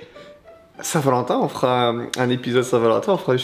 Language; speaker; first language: French; native; French